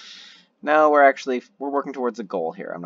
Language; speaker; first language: English; native; English